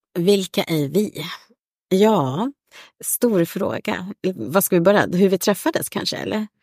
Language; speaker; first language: Swedish; native; Swedish